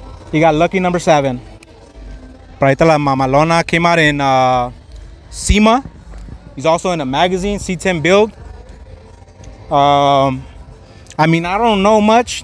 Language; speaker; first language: English; early bilingual, other home language; Spanish